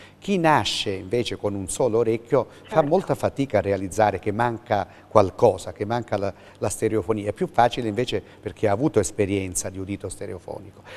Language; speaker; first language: Italian; native; Italian